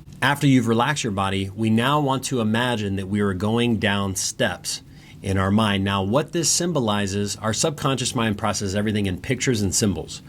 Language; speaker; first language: English; native; English